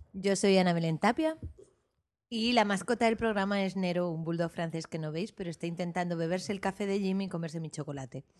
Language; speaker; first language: Spanish; native; Spanish